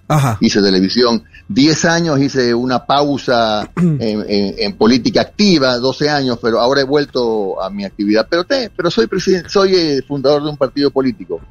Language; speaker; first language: Spanish; native; Spanish